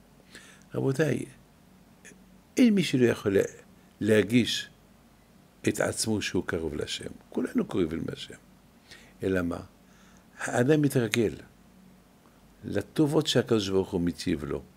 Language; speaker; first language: Hebrew; non-native, fluent; French